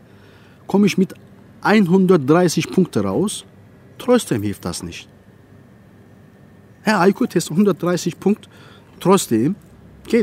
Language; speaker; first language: German; non-native, fluent; Turkish